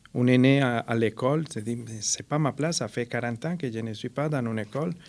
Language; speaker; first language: French; non-native, fluent; Spanish